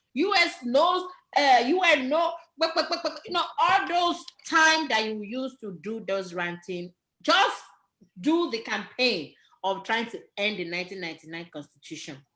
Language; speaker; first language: English; non-native, local second language; Yoruba